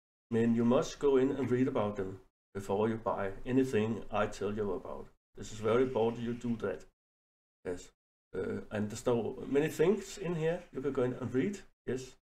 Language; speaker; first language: English; non-native, learner; Danish